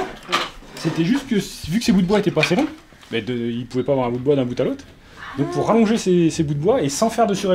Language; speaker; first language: French; native; French